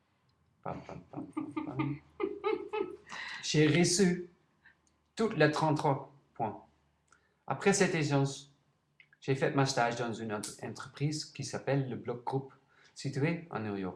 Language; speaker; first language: French; non-native, learner; Dutch